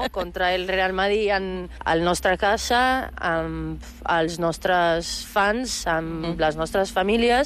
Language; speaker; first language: Catalan; non-native, fluent; Portuguese